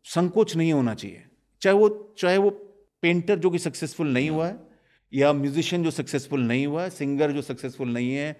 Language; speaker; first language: Hindi; native; Hindi